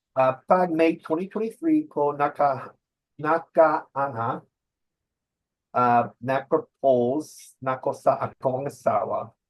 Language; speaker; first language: Cebuano; non-native, learner; English